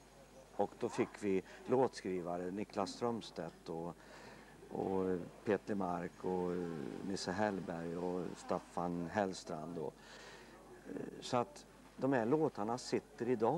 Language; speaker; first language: Swedish; native; Swedish